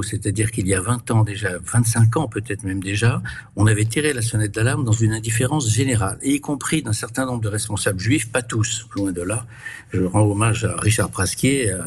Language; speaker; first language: French; native; French